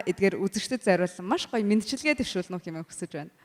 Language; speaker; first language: Mongolian; native; Mongolian